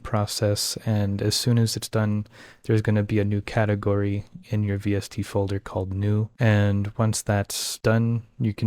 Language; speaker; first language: English; native; English